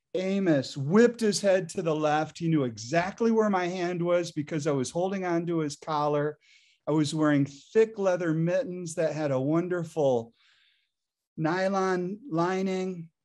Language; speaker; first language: English; native; English